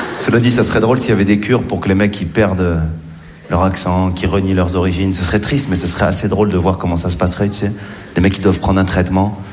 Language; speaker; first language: French; native; French